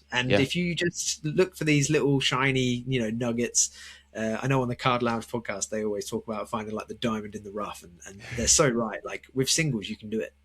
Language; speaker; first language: English; native; English